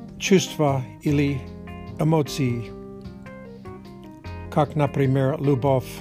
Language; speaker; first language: Russian; non-native, learner; English